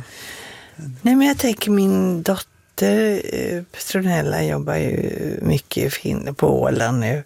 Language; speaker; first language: Swedish; native; Swedish